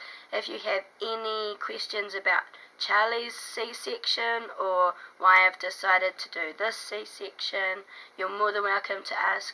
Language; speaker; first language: English; native; English